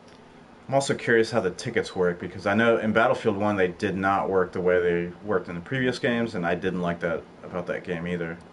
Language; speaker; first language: English; native; English